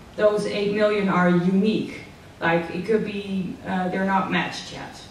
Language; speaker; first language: English; non-native, fluent; Dutch